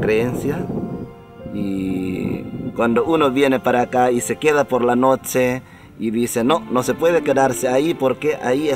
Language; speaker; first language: Spanish; non-native, fluent; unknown